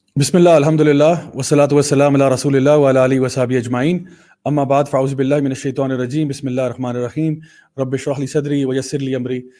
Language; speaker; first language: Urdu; native; Urdu